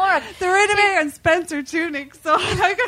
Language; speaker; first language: Irish; non-native, local second language; English